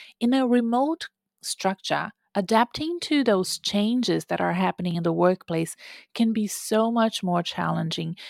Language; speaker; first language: English; non-native, fluent; Portuguese